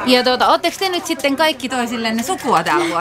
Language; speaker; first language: Finnish; native; Finnish